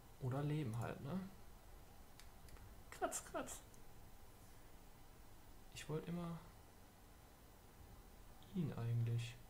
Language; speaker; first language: German; native; German